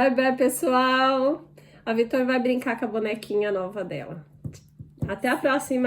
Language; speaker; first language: Portuguese; native; Portuguese